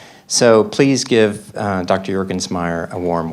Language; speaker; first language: English; native; English